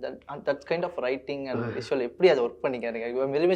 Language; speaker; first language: Tamil; native; Tamil